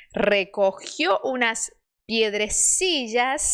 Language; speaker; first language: Spanish; non-native, fluent; Portuguese